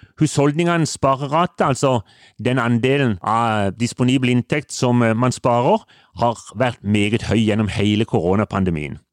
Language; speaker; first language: Norwegian; native; Norwegian